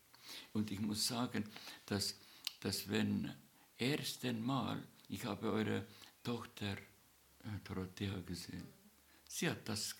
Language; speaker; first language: German; non-native, learner; Estonian